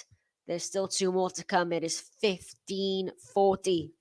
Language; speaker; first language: English; native; English